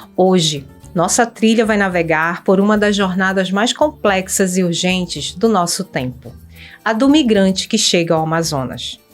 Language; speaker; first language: Portuguese; native; Portuguese